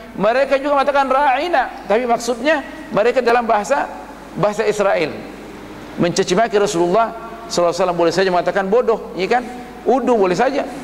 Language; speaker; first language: Malay; native; Malay